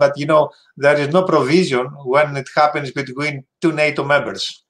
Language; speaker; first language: English; non-native, fluent; Greek